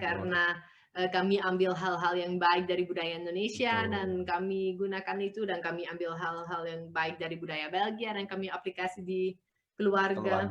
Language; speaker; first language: Indonesian; non-native, fluent; Dutch